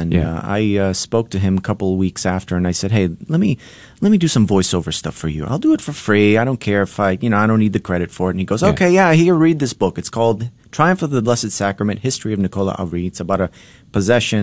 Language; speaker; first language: English; early bilingual, other home language; Polish